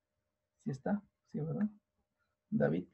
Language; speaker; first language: Spanish; native; Spanish